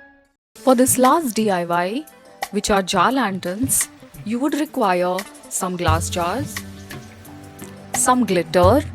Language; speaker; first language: English; non-native, local second language; Hindi